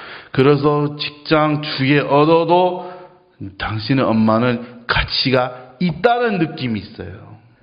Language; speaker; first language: Korean; non-native, fluent; Japanese